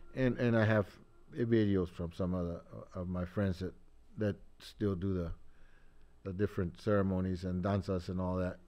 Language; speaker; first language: English; early bilingual, other home language; Spanish